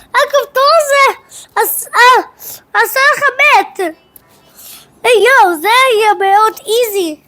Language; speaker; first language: Hebrew; early bilingual, heritage; Hebrew